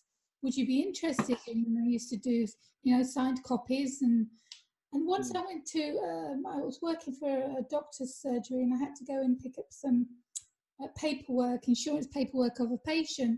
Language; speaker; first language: English; native; English